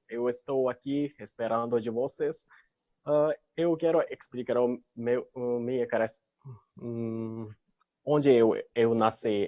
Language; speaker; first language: Portuguese; non-native, learner; Turkish